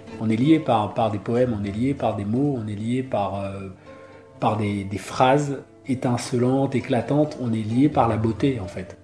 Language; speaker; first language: French; non-native, local second language; Duala